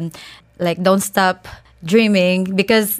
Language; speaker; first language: English; non-native, local second language; Cebuano